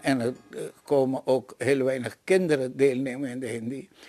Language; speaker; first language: Dutch; non-native, local second language; Caribbean Hindustani